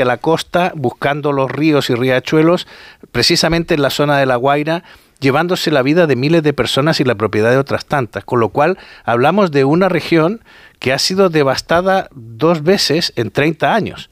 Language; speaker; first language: Spanish; native; Spanish